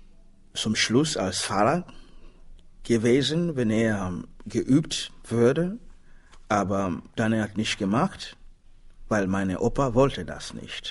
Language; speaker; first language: German; non-native, learner; Swahili